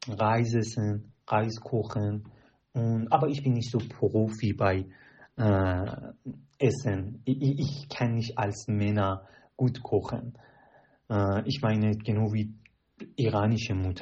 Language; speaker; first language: German; non-native, learner; Persian